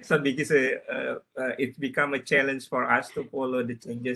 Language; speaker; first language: English; non-native, learner; Indonesian